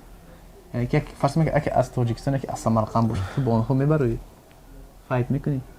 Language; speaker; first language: Persian; native; Persian